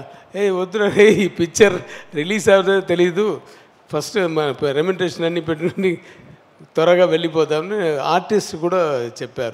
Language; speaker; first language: Telugu; non-native, learner; Tamil